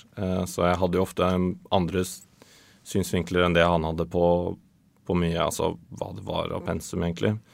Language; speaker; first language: Norwegian; early bilingual, other home language; Swedish